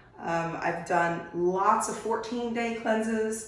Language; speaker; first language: English; native; English